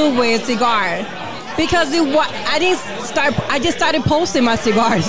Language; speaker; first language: English; non-native, fluent; Spanish